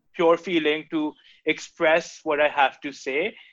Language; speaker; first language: English; non-native, local second language; Urdu